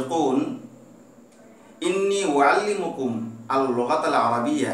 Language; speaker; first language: Arabic; non-native, fluent; Bangla